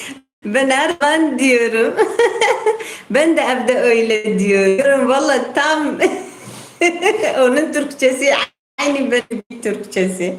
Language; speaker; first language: Turkish; non-native, local second language; Kurdish